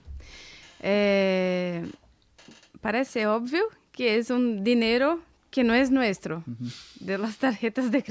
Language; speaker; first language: Spanish; non-native, fluent; Portuguese